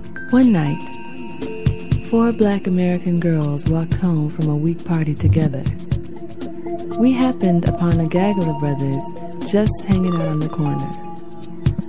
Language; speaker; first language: English; native; English